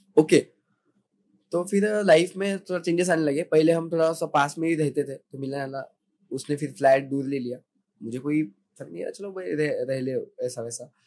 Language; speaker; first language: Hindi; non-native, local second language; Marathi